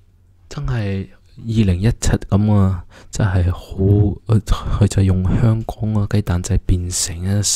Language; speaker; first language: Cantonese; early bilingual, heritage; Cantonese